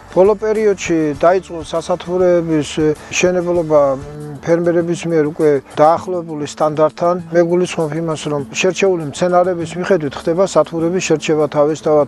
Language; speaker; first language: Georgian; native; Georgian